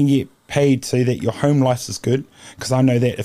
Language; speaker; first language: English; native; English